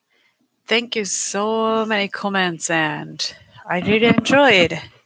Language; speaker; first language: English; non-native, learner; Japanese